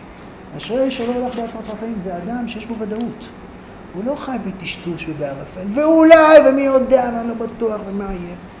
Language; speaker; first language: Hebrew; native; Hebrew